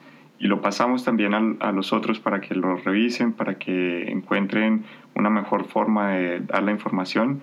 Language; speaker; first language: Spanish; native; Spanish